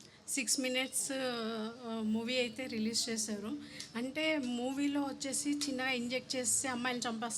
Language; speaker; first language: Telugu; native; Telugu